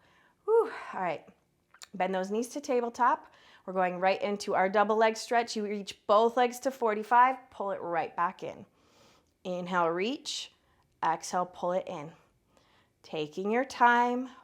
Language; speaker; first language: English; native; English